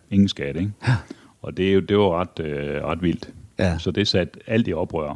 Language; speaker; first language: Danish; native; Danish